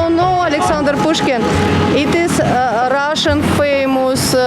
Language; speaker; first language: English; non-native, learner; Russian